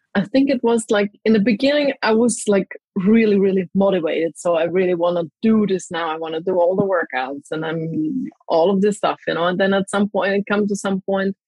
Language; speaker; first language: English; non-native, fluent; German